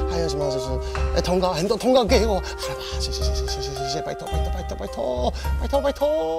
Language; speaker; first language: Chinese; non-native, fluent; Japanese